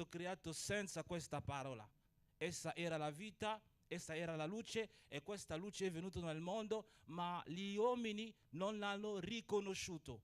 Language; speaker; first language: Italian; non-native, fluent; Portuguese